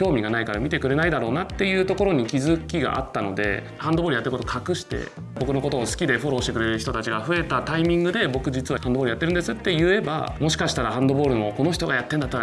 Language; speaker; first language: Japanese; native; Japanese